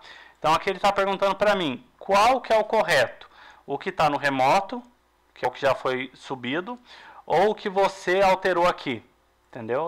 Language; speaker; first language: Portuguese; native; Portuguese